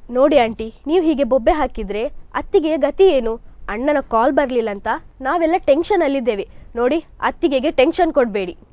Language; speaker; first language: Kannada; native; Kannada